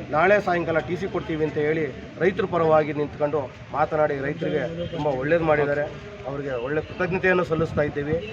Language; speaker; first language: Kannada; native; Kannada